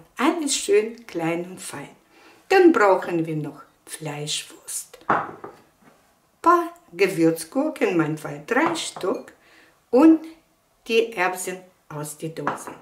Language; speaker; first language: German; non-native, fluent; Russian